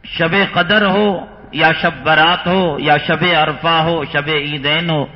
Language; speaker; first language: Urdu; native; Urdu